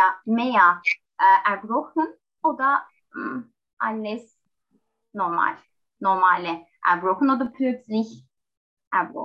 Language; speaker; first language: German; non-native, learner; Turkish